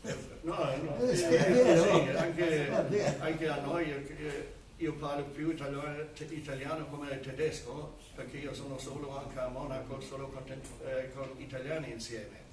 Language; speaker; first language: Italian; non-native, fluent; German